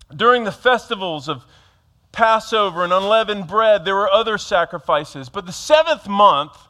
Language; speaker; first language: English; native; English